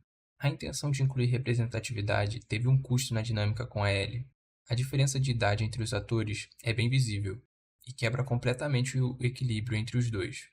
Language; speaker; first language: Portuguese; native; Portuguese